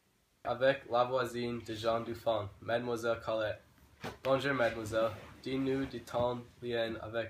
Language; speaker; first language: French; non-native, learner; English